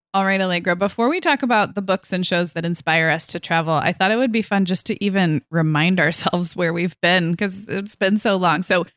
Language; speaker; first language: English; native; English